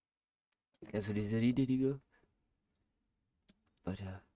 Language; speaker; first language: German; non-native, learner; Swahili